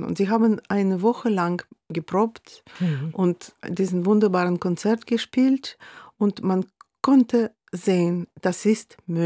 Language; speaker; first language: German; non-native, fluent; Russian